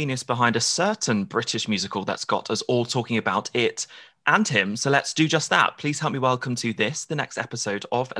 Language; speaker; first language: English; native; English